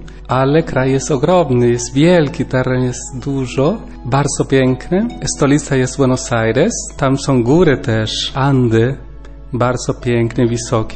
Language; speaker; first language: Polish; non-native, learner; Spanish